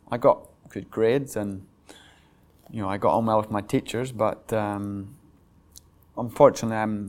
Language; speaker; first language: English; native; English